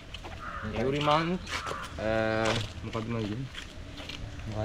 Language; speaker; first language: English; non-native, learner; Sinhala